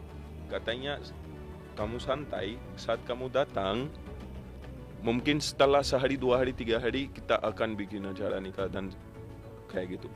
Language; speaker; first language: Indonesian; non-native, fluent; Urdu